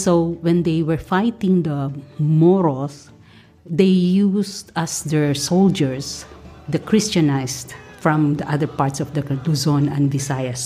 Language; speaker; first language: English; non-native, local second language; Maranao